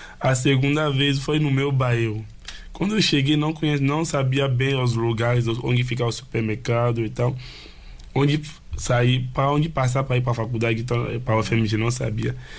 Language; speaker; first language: Portuguese; non-native, fluent; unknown